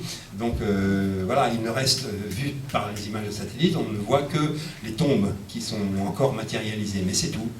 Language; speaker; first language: French; native; French